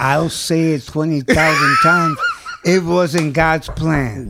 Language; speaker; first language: English; early bilingual, other home language; Spanish